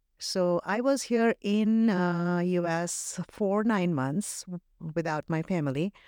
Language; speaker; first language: English; non-native, local second language; Hindi